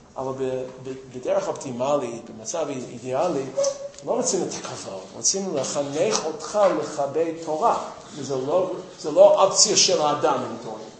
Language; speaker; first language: Hebrew; non-native, fluent; English